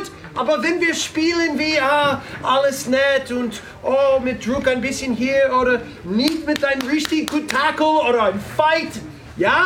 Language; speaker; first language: German; non-native, learner; English